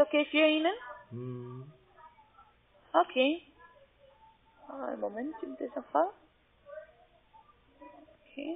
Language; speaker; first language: German; non-native, learner; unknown